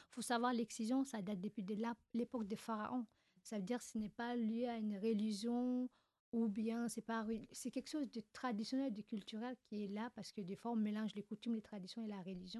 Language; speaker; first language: French; non-native, local second language; Fula